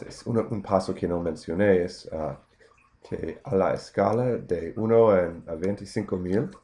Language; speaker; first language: Spanish; non-native, fluent; English